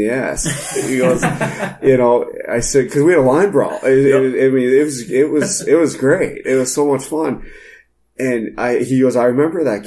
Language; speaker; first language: English; native; English